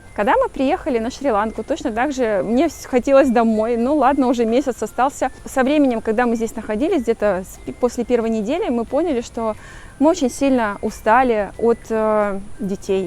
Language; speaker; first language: Russian; native; Russian